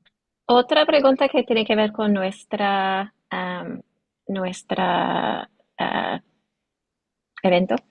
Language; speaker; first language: Spanish; non-native, learner; English